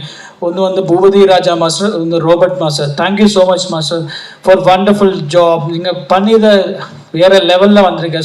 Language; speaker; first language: Tamil; non-native, learner; Malayalam